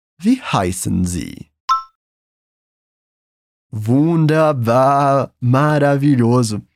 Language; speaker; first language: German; non-native, fluent; Portuguese